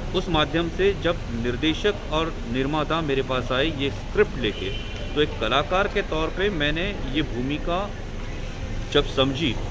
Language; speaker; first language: Hindi; non-native, local second language; Marathi